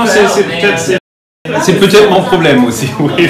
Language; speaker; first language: French; non-native, fluent; German